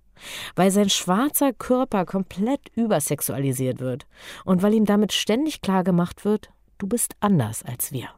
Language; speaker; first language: German; native; German